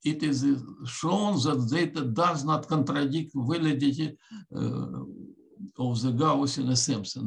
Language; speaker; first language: English; non-native, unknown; Russian